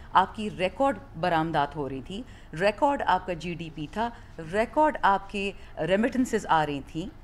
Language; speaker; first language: Urdu; non-native, local second language; Pashto